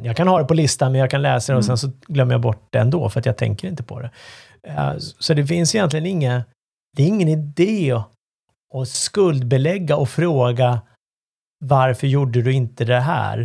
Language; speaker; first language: Swedish; native; Swedish